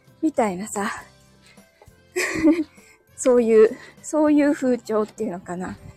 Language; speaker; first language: Japanese; native; Japanese